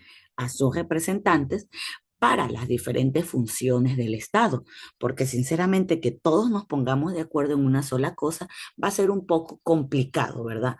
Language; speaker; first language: Spanish; native; Spanish